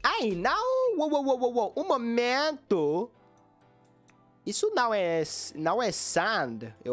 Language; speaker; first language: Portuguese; non-native, learner; English